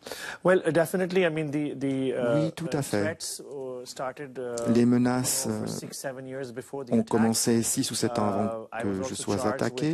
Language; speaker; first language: French; non-native, fluent; Urdu